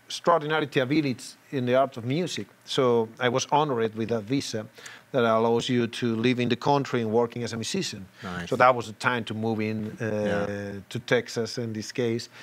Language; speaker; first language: English; non-native, learner; Spanish